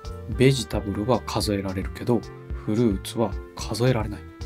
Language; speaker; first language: Japanese; native; Japanese